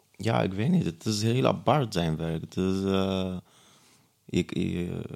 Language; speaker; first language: Dutch; non-native, fluent; Arabic